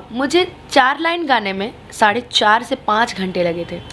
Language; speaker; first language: Hindi; native; Hindi